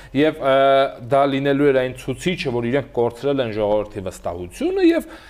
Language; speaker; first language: Armenian; native; Armenian